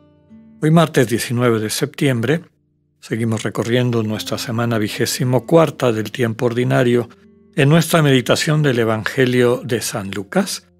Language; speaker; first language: Spanish; native; Spanish